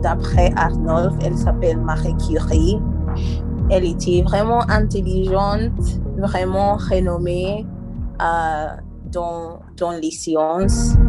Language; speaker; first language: French; non-native, learner; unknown